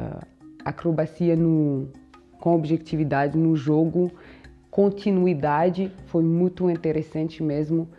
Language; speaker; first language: Portuguese; non-native, fluent; French